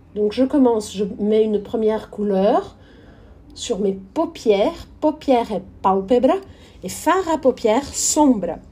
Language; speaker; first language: French; non-native, fluent; Portuguese